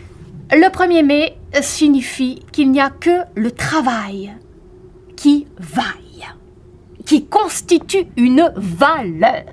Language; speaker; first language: French; native; French